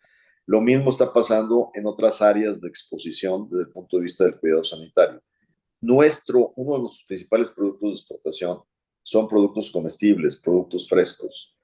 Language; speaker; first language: Spanish; native; Spanish